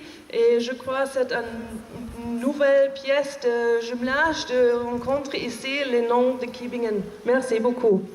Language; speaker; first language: French; non-native, learner; German